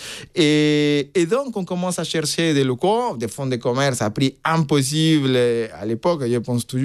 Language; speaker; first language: French; non-native, fluent; Spanish